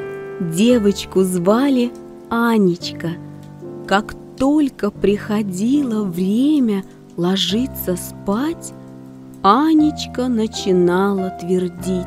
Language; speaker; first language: Russian; native; Russian